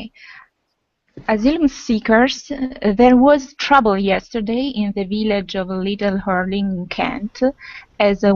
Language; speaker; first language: English; non-native, fluent; Italian